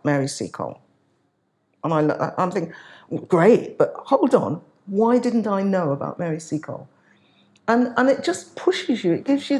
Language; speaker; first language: English; native; English